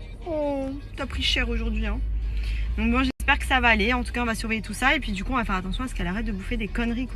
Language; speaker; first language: French; native; French